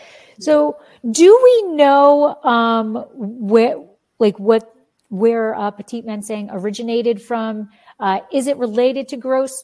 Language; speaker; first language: English; native; English